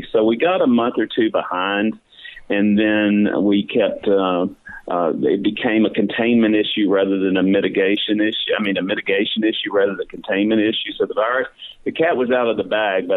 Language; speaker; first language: English; native; English